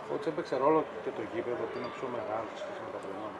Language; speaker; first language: Greek; native; Greek